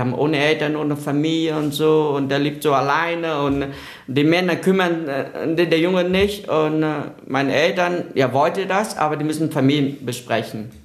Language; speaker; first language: German; non-native, fluent; Vietnamese